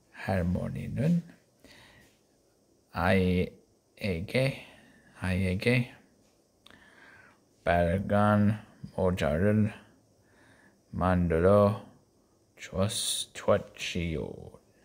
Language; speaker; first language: Korean; non-native, learner; English